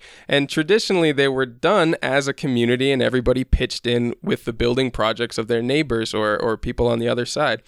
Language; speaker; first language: English; native; English